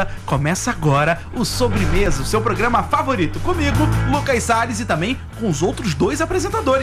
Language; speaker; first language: Portuguese; native; Portuguese